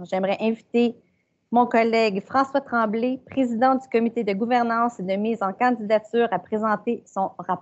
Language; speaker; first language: French; native; French